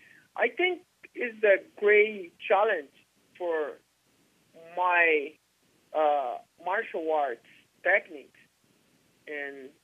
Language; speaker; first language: English; non-native, learner; Portuguese